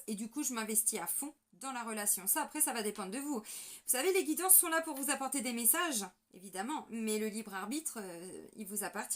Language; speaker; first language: French; native; French